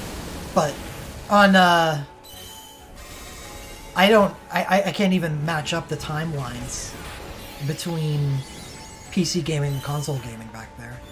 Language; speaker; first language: English; native; English